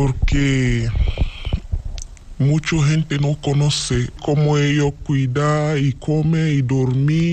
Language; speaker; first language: Spanish; non-native, learner; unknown